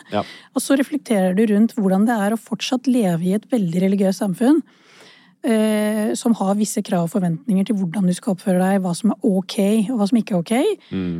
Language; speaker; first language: Norwegian; early bilingual, other home language; Urdu